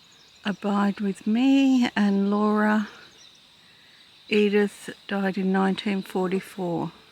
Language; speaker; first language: English; native; English